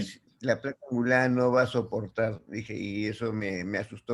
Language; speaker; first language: Spanish; native; Spanish